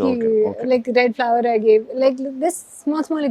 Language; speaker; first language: Telugu; non-native, learner; Hindi